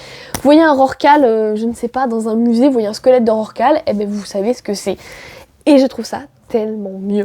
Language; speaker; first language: French; native; French